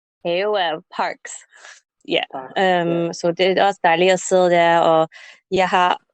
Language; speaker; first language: Danish; non-native, learner; English